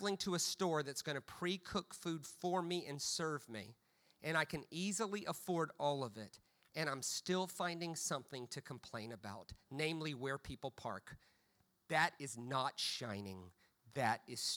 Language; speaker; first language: English; native; English